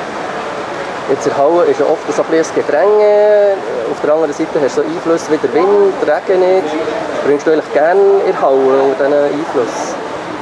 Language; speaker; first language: German; native; German